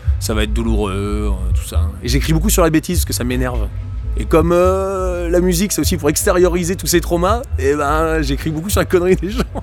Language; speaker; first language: French; early bilingual, heritage; English